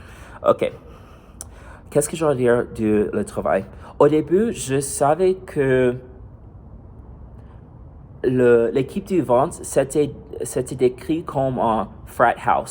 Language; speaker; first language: French; non-native, fluent; English